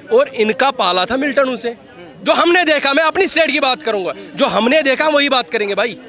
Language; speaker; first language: Hindi; native; Hindi